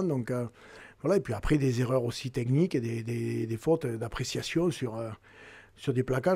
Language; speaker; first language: French; native; French